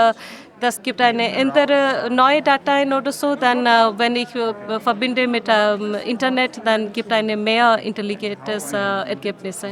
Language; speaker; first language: German; non-native, learner; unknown